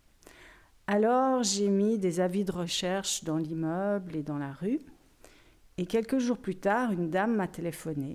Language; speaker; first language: French; native; French